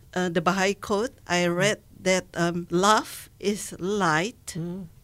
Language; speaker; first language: English; non-native, learner; Indonesian